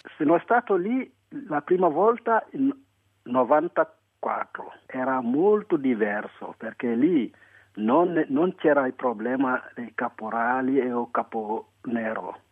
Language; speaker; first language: Italian; non-native, fluent; Wolof